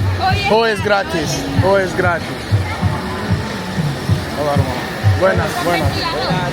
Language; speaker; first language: Spanish; non-native, learner; English